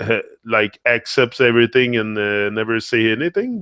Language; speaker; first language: English; non-native, fluent; French